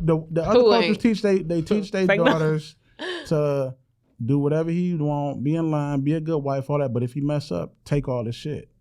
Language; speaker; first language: English; native; English